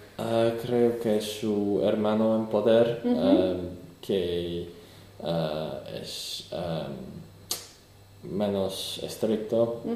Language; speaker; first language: Spanish; non-native, learner; English